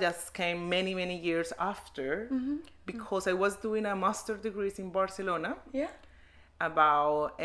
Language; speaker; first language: English; non-native, learner; Spanish